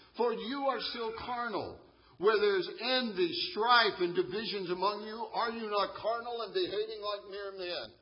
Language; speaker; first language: English; native; English